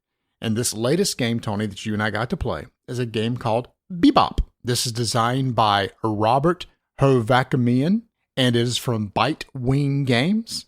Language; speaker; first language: English; native; English